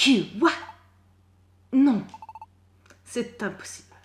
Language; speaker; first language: French; native; French